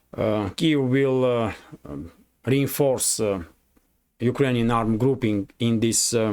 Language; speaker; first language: English; non-native, fluent; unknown